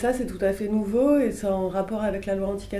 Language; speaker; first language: French; native; French